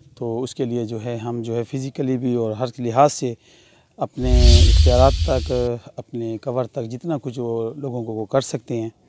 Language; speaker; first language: Urdu; non-native, local second language; Pashto